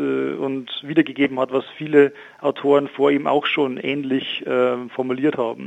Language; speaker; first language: German; native; German